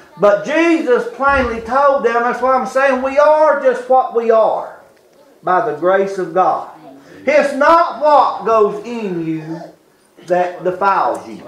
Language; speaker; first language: English; native; English